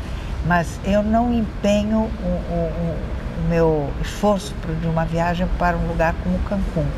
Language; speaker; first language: Portuguese; early bilingual, other home language; Italian